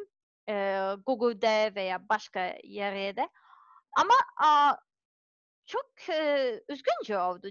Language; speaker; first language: Turkish; non-native, learner; Serbian